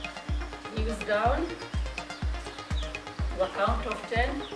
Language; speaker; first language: English; non-native, local second language; Swahili